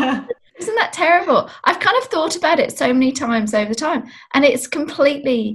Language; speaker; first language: English; native; English